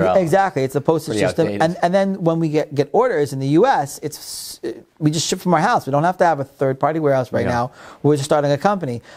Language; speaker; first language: English; non-native, fluent; Hebrew